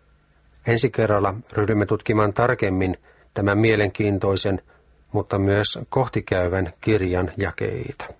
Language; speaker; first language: Finnish; native; Finnish